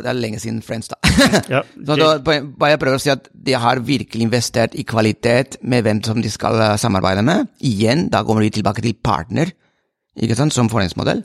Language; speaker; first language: Norwegian; non-native, fluent; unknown